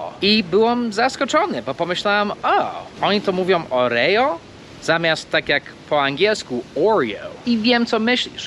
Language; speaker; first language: Polish; non-native, fluent; English